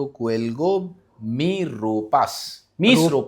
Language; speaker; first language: Spanish; non-native, learner; Hindi